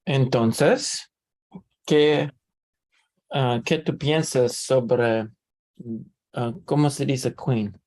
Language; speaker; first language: Spanish; non-native, learner; Russian